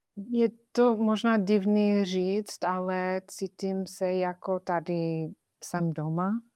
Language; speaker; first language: Czech; non-native, fluent; English